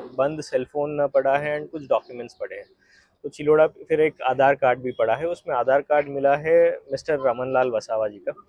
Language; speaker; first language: Hindi; non-native, local second language; Gujarati